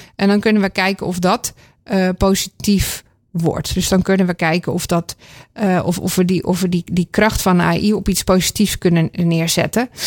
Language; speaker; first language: Dutch; native; Dutch